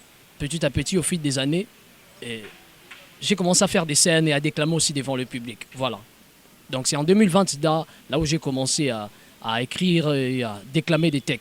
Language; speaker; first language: French; non-native, local second language; Lingala